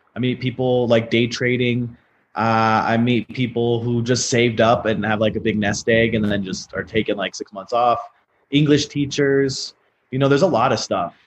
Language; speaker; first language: English; native; English